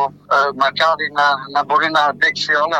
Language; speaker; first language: Greek; non-native, fluent; French